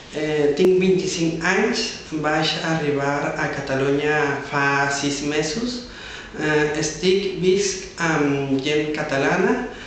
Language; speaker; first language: Catalan; non-native, learner; Spanish